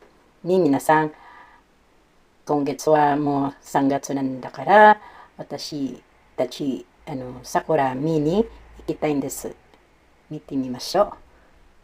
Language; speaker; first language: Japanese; non-native, learner; Filipino